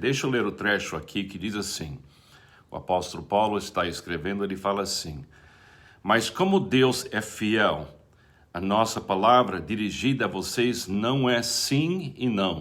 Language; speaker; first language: Portuguese; non-native, fluent; English